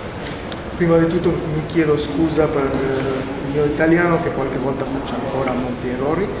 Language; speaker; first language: Italian; non-native, fluent; Bangla